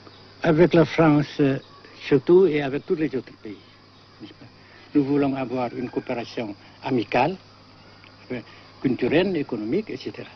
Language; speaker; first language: French; non-native, local second language; Vietnamese